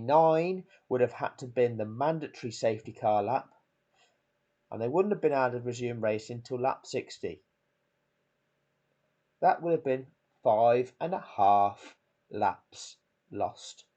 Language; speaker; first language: English; native; English